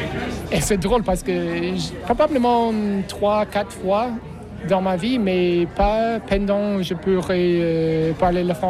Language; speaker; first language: French; non-native, learner; English